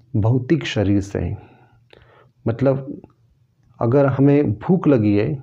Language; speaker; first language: Hindi; non-native, local second language; Marathi